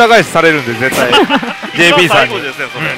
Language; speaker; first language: Japanese; native; Japanese